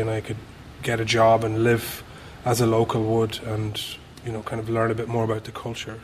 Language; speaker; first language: English; native; English